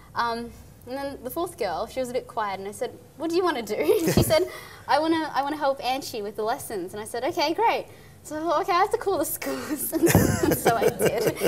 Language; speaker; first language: English; native; English